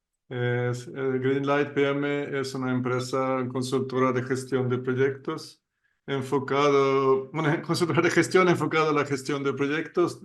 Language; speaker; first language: Spanish; non-native, fluent; Swedish